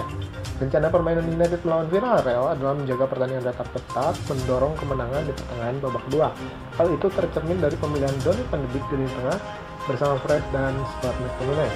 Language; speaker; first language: Indonesian; native; Indonesian